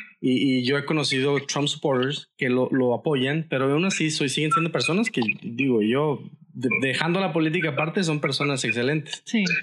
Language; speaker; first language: Spanish; native; Spanish